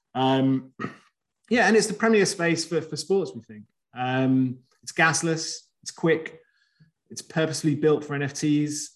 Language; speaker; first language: English; native; English